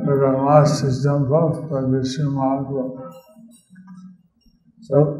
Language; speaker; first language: Spanish; non-native, learner; English